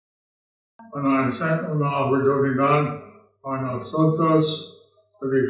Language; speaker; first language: Spanish; non-native, learner; English